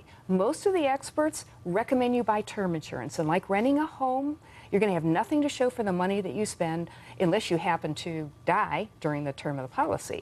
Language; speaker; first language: English; native; English